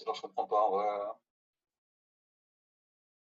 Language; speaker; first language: French; native; French